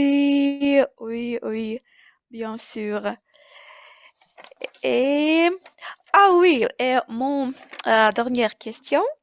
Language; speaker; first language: French; non-native, learner; Russian